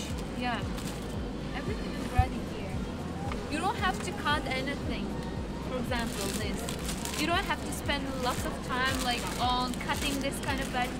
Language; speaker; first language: English; non-native, learner; Uzbek